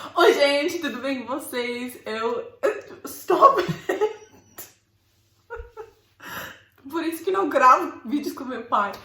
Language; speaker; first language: Portuguese; non-native, fluent; English